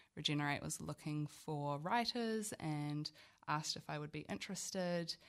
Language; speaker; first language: English; native; English